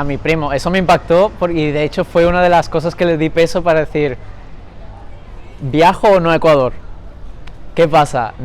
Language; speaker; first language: Spanish; early bilingual, other home language; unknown